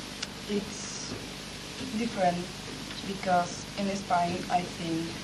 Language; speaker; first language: English; non-native, learner; Spanish